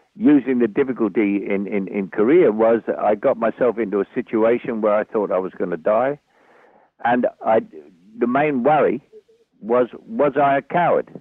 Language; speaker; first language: English; native; English